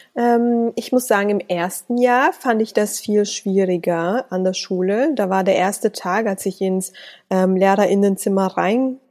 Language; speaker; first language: German; native; German